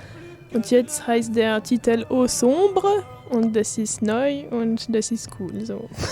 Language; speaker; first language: German; non-native, fluent; French